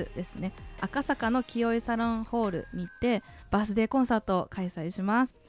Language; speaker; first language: Japanese; native; Japanese